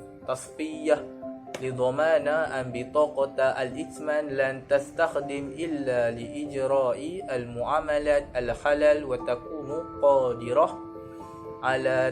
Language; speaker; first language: Arabic; non-native, learner; Malay